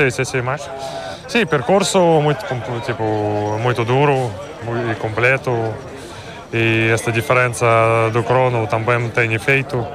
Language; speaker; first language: Portuguese; non-native, fluent; Russian